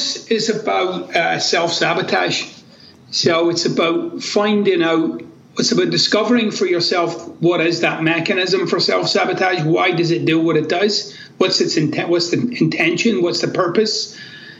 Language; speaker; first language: English; native; English